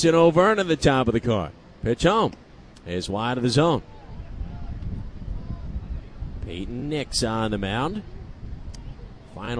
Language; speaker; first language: English; native; English